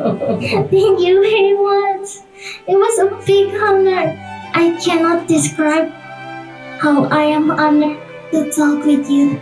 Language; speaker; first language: English; non-native, learner; Indonesian